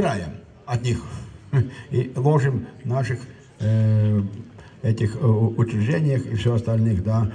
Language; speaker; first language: Russian; non-native, local second language; Latvian